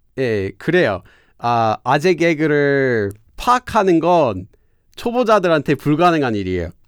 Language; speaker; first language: Korean; non-native, fluent; English